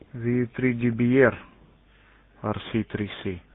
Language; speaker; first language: English; non-native, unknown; Russian